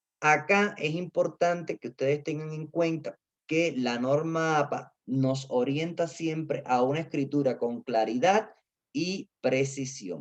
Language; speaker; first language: Spanish; native; Spanish